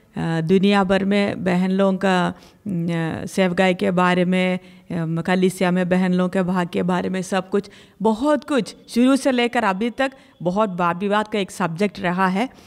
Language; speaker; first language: Hindi; non-native, local second language; Malayalam